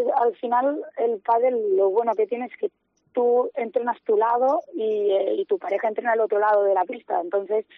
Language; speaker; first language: Spanish; non-native, local second language; Catalan